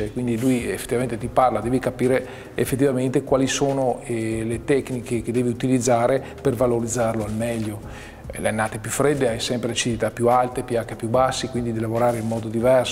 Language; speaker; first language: Italian; native; Italian